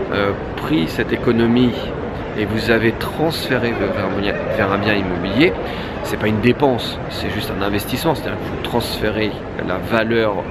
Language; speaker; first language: French; native; French